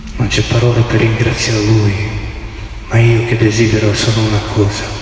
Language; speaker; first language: Italian; non-native, fluent; Croatian